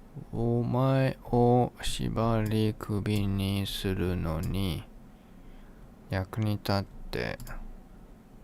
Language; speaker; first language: Japanese; non-native, learner; English